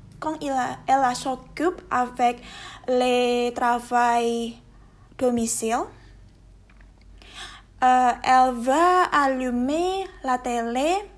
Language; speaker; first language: French; non-native, learner; Indonesian